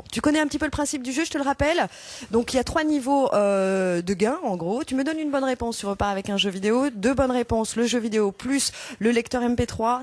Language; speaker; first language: French; native; French